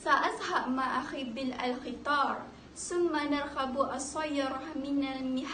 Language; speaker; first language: Arabic; non-native, learner; Malay